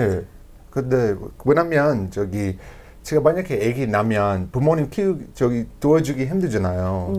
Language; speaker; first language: Korean; non-native, learner; English